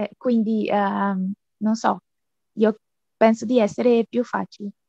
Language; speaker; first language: Italian; non-native, learner; Portuguese